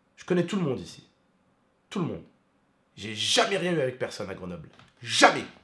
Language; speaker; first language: French; early bilingual, other home language; Arabic